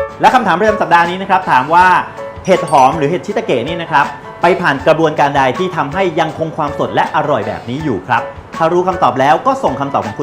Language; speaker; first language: Thai; native; Thai